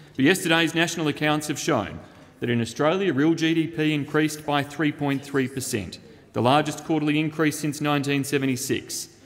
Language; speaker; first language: English; native; English